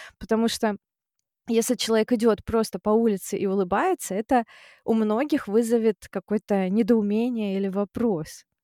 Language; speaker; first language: Russian; native; Russian